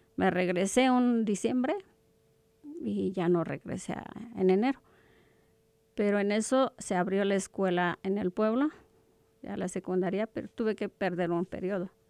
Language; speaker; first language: Spanish; non-native, local second language; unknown